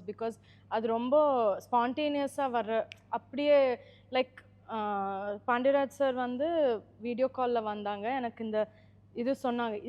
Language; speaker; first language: Tamil; non-native, fluent; Malayalam